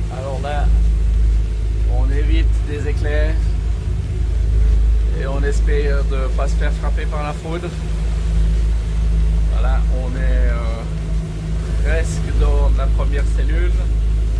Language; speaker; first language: French; native; French